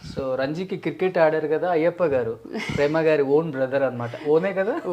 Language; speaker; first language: Telugu; native; Telugu